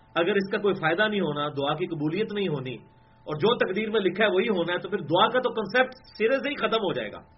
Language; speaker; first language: Urdu; non-native, local second language; Punjabi